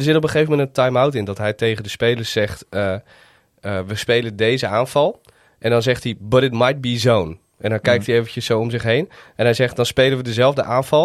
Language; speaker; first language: Dutch; native; Dutch